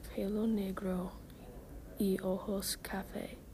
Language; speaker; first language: Spanish; non-native, learner; English